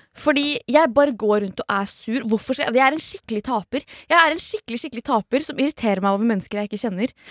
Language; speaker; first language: Norwegian; early bilingual, other home language; Kurdish